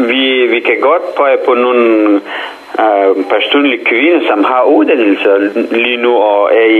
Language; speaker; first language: Danish; non-native, fluent; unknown